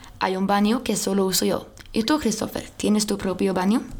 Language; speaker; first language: Spanish; non-native, learner; Swedish